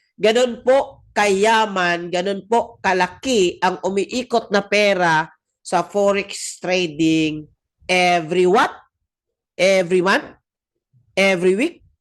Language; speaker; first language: Filipino; non-native, local second language; Cebuano